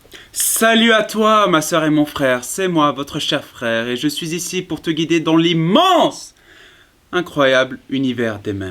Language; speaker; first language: French; native; French